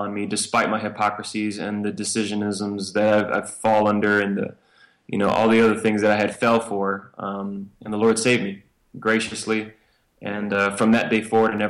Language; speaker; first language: English; native; English